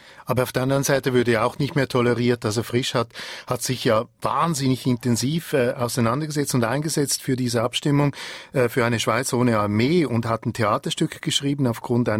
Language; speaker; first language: German; native; German